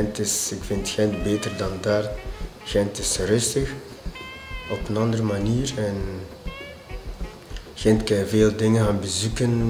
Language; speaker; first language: Dutch; non-native, fluent; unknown